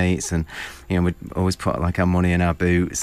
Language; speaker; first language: English; native; English